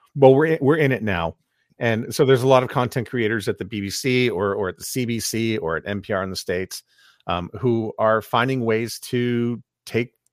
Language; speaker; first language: English; native; English